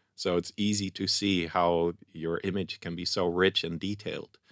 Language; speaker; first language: English; non-native, fluent; Dutch